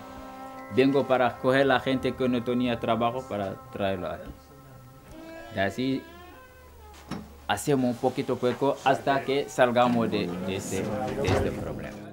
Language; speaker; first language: Spanish; non-native, local second language; Wolof